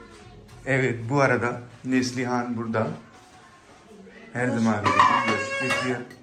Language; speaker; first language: Turkish; non-native, learner; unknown